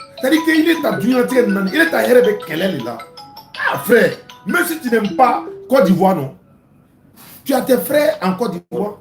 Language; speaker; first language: French; non-native, local second language; Dyula